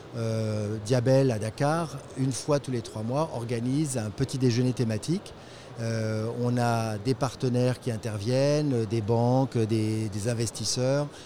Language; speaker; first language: French; native; French